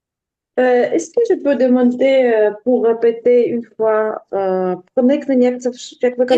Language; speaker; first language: French; non-native, learner; Ukrainian